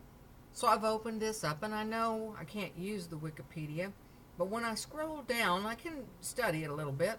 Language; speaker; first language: English; native; English